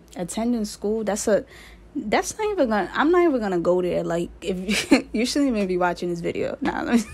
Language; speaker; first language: English; native; English